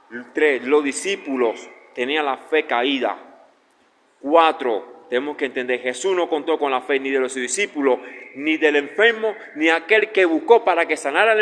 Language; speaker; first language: Spanish; native; Spanish